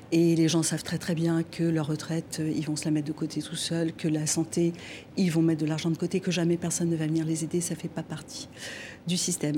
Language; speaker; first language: French; non-native, local second language; Arabic